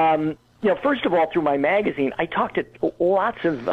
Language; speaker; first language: English; native; English